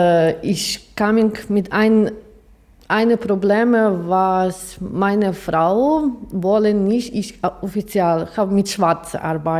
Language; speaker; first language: German; non-native, learner; Ukrainian